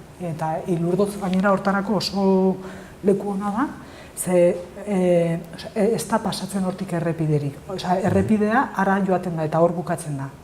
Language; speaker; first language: Basque; non-native, local second language; Spanish